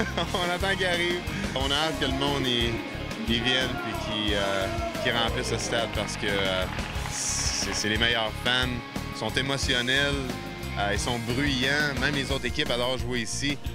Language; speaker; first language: French; native; French